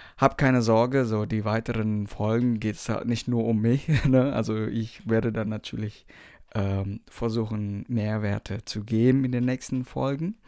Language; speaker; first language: German; non-native, fluent; Indonesian